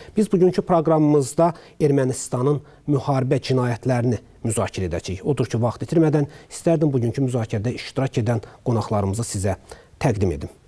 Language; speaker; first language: Azerbaijani; native; Azerbaijani